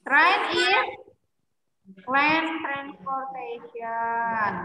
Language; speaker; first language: English; non-native, learner; Indonesian